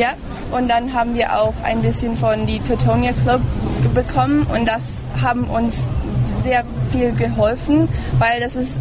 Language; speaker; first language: German; early bilingual, heritage; German